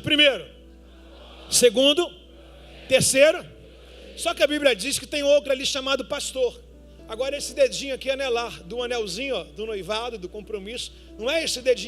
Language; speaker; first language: Portuguese; native; Portuguese